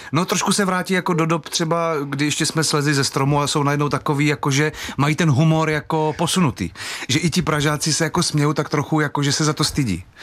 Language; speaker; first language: Czech; native; Czech